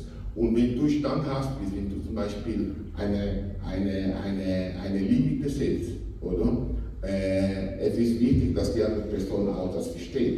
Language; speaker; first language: German; non-native, fluent; Portuguese